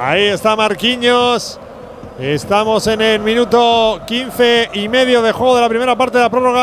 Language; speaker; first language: Spanish; native; Spanish